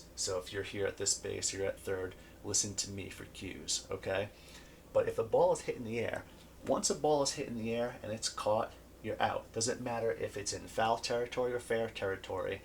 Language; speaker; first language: English; native; English